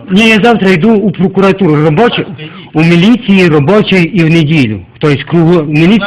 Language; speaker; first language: Ukrainian; native; Ukrainian